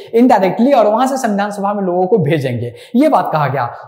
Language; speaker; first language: Hindi; non-native, local second language; Maithili